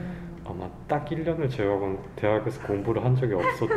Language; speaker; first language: Korean; native; Korean